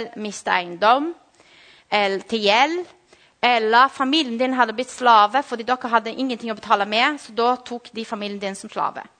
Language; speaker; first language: Norwegian; non-native, fluent; Portuguese